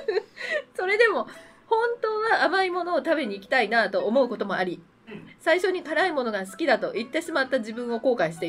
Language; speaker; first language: Japanese; native; Japanese